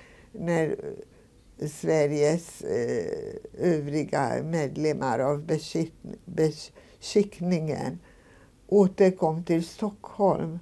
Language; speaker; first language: Swedish; non-native, fluent; Hungarian